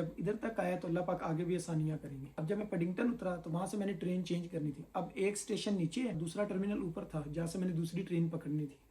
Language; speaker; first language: Urdu; non-native, local second language; Punjabi